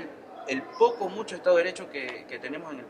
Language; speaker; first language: Spanish; native; Spanish